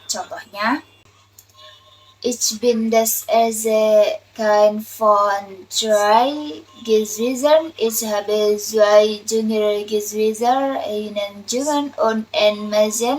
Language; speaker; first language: German; non-native, learner; Indonesian